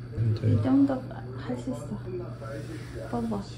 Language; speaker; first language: Korean; non-native, learner; Ukrainian